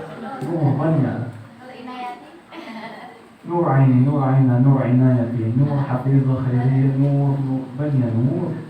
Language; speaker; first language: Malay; non-native, learner; Arabic